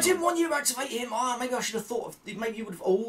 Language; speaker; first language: English; native; English